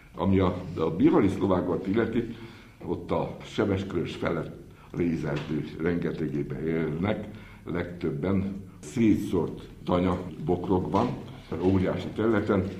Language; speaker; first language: Hungarian; native; Hungarian